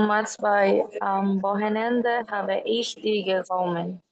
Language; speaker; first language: German; non-native, learner; Spanish